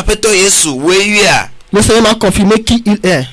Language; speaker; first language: French; early bilingual, other home language; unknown